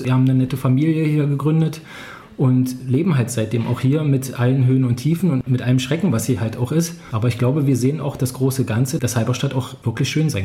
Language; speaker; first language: German; native; German